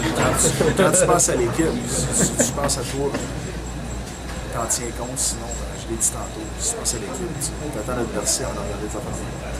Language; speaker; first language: French; native; French